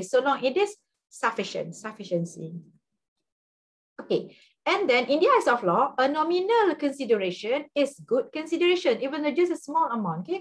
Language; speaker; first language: English; non-native, local second language; Malay